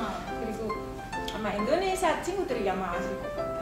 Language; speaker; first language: Korean; non-native, fluent; Indonesian